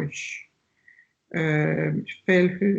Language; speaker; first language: Hungarian; non-native, learner; French